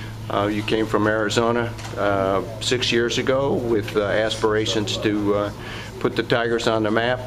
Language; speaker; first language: English; native; English